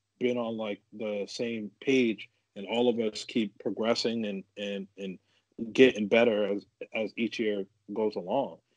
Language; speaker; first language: English; native; English